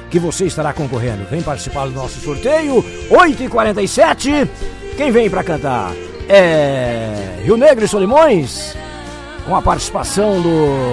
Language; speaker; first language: Portuguese; native; Portuguese